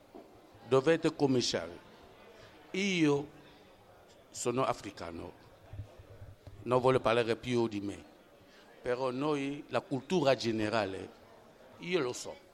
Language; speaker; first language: Italian; non-native, fluent; French